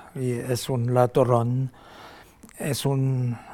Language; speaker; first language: Spanish; non-native, fluent; German